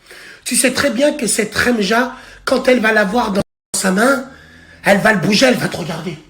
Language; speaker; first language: French; native; French